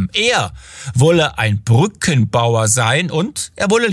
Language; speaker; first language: German; native; German